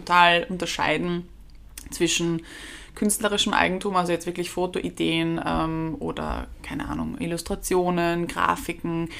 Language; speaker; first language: German; native; German